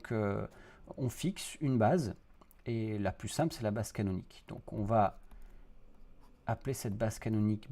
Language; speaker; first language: French; native; French